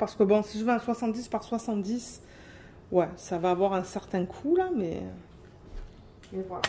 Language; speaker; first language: French; native; French